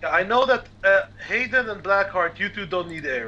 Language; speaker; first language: English; native; English